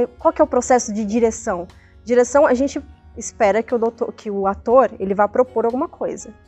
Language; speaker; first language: Portuguese; native; Portuguese